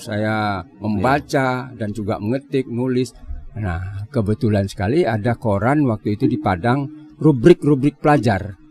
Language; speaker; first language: Indonesian; native; Indonesian